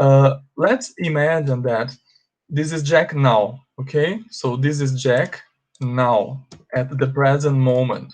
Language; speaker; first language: English; non-native, fluent; Portuguese